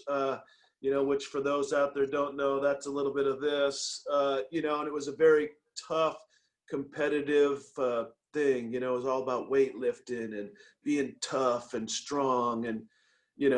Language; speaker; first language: English; native; English